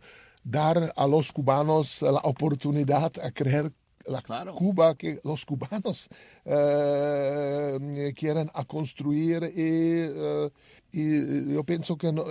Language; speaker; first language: Spanish; non-native, learner; Czech